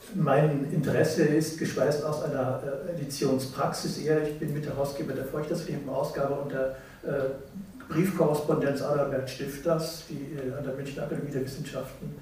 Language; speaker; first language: German; native; German